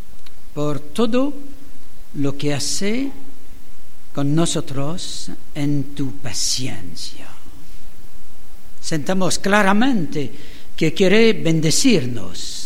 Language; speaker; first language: Spanish; non-native, learner; German